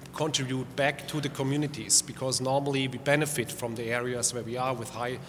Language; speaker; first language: English; non-native, fluent; German